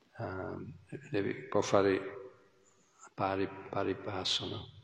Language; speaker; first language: Italian; non-native, fluent; English